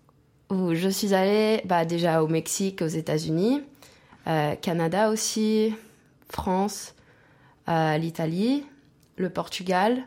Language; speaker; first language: French; non-native, fluent; Spanish